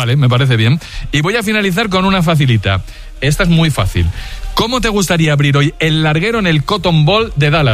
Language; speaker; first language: Spanish; native; Spanish